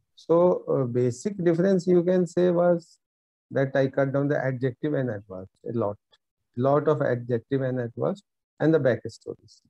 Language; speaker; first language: English; non-native, local second language; Bhojpuri